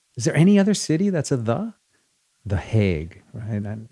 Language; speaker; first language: English; early bilingual, other home language; Spanish